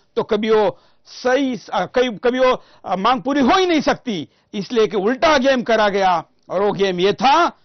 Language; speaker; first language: Hindi; non-native, local second language; Marathi